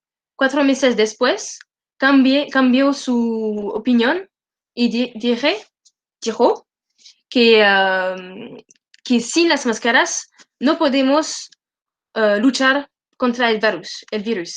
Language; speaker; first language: Spanish; non-native, learner; French